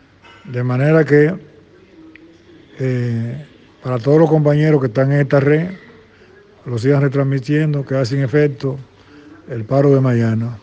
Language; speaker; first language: Spanish; native; Spanish